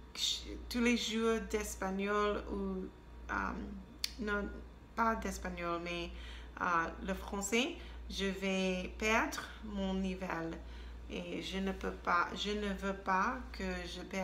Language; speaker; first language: French; non-native, learner; English